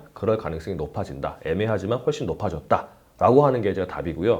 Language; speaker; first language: Korean; native; Korean